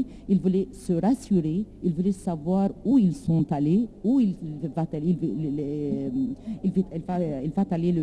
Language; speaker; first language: French; non-native, learner; Arabic